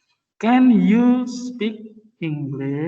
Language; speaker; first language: English; non-native, fluent; Indonesian